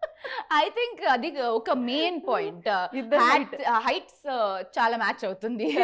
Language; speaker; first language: Telugu; non-native, learner; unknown